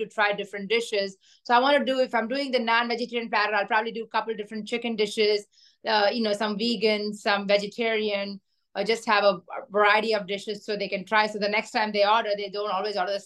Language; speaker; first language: English; non-native, local second language; Urdu